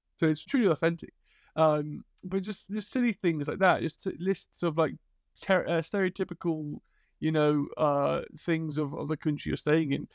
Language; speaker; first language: English; native; English